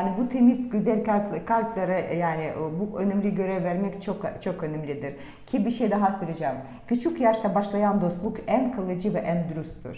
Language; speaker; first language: Turkish; non-native, fluent; Russian